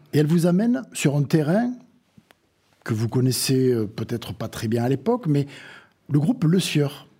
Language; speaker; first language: French; native; French